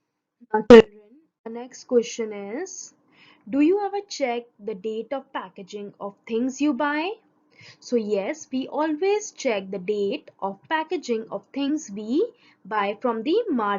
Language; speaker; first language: English; non-native, local second language; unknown